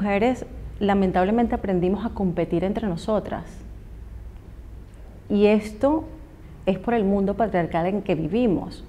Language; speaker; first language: Spanish; native; Spanish